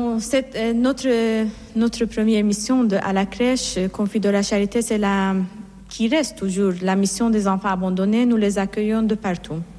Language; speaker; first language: French; non-native, fluent; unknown